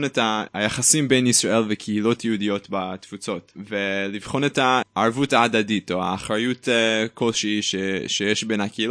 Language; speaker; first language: Hebrew; non-native, fluent; English